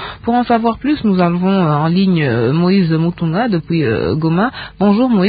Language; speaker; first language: French; non-native, local second language; Lingala